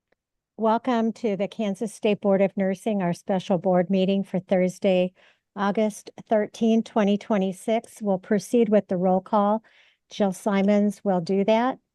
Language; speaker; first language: English; native; English